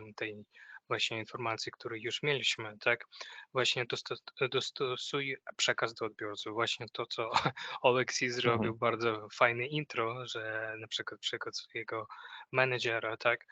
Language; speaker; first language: Polish; non-native, fluent; Ukrainian